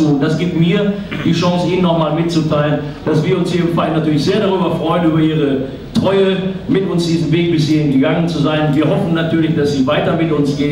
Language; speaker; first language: German; native; German